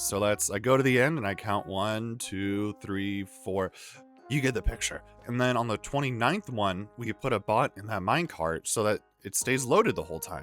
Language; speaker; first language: English; native; English